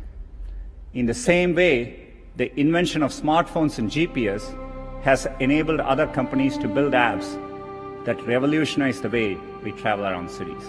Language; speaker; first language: English; non-native, local second language; Tamil